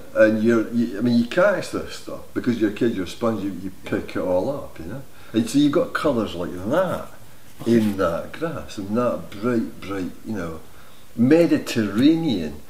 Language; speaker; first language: English; native; English